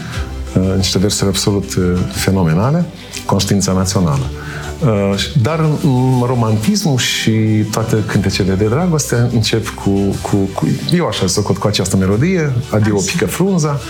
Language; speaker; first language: Romanian; native; Romanian